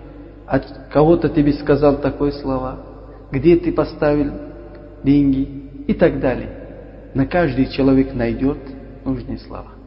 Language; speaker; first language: Russian; non-native, learner; Uzbek